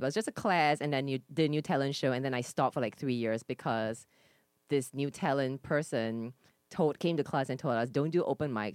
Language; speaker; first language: English; native; English